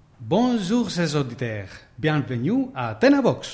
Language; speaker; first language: French; non-native, learner; Greek